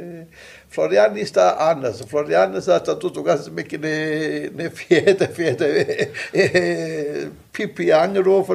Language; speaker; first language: German; non-native, local second language; Italian